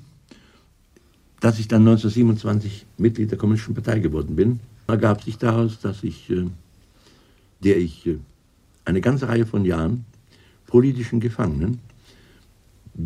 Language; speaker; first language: German; native; German